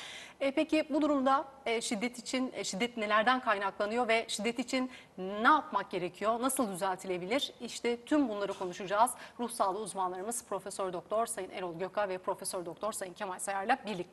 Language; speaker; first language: Turkish; native; Turkish